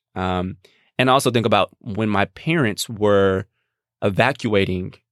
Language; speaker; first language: English; native; English